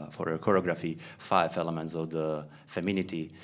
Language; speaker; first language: English; non-native, learner; Slovak